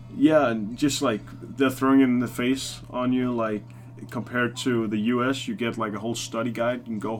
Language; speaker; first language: English; non-native, fluent; Danish